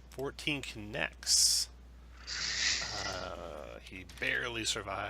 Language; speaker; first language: English; native; English